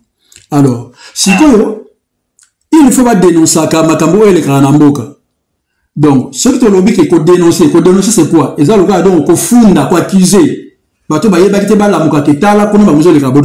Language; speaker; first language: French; non-native, local second language; Lingala